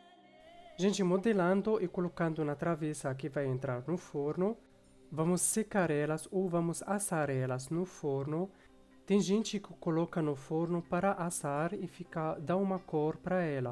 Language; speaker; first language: Portuguese; non-native, fluent; Arabic